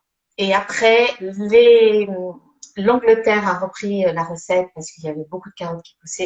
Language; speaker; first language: French; native; French